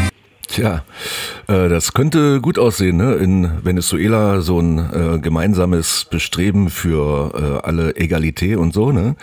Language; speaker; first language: German; native; German